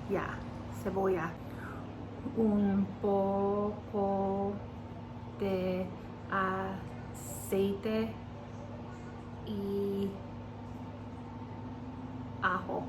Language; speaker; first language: Spanish; early bilingual, heritage; Spanish